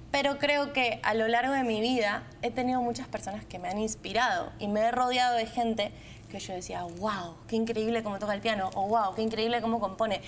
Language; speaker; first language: Spanish; native; Spanish